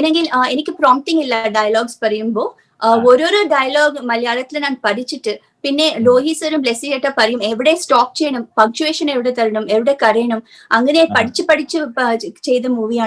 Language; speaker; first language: Malayalam; non-native, learner; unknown